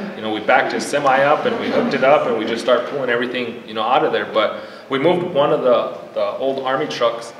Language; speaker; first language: English; native; English